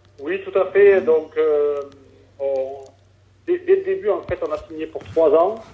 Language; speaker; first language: French; native; French